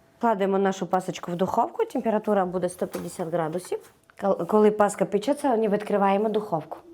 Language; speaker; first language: Ukrainian; non-native, fluent; Georgian